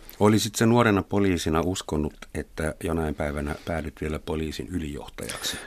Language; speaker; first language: Finnish; non-native, fluent; German